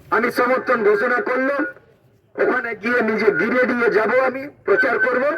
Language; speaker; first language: Bangla; non-native, local second language; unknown